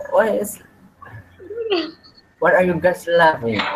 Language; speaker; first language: English; non-native, learner; Indonesian